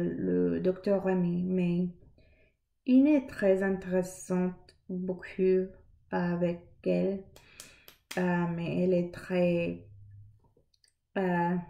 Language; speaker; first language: French; non-native, learner; English